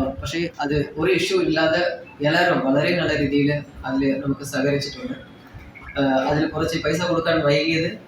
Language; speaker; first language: Malayalam; non-native, fluent; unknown